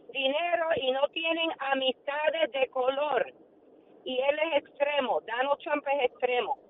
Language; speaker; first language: Spanish; early bilingual, heritage; Spanish